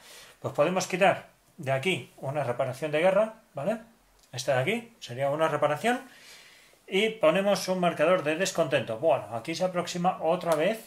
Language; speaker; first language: Spanish; native; Spanish